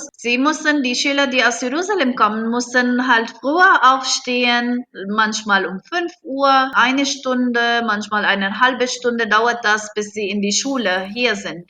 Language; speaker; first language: German; non-native, fluent; Arabic